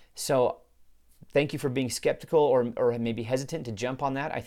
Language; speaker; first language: English; native; English